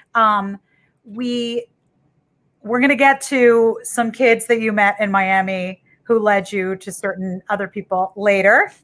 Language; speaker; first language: English; native; English